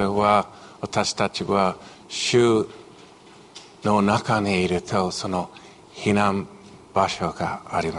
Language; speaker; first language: Japanese; non-native, fluent; English